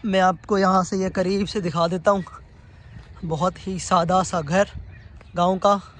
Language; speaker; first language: Urdu; non-native, local second language; Sindhi